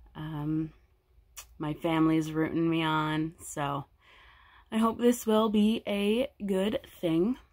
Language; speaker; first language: English; native; English